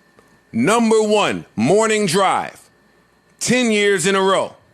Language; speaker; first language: English; native; English